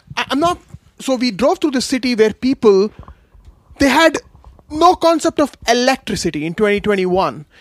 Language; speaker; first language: English; non-native, local second language; Kashmiri